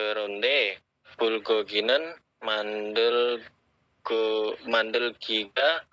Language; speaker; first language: Korean; non-native, learner; Indonesian